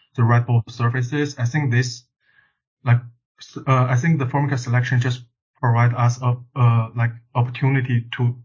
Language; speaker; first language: English; non-native, learner; Chinese